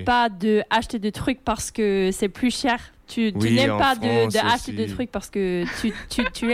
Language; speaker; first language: French; non-native, learner; Swedish